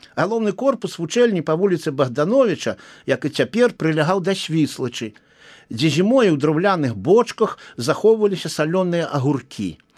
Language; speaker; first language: Belarusian; native; Belarusian